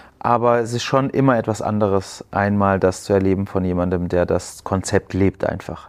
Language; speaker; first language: German; native; German